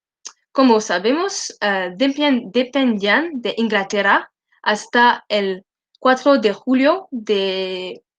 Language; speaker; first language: Spanish; non-native, learner; French